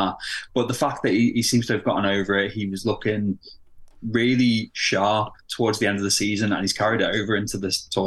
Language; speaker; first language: English; native; English